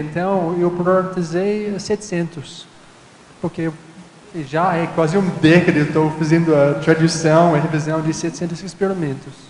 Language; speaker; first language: Portuguese; non-native, fluent; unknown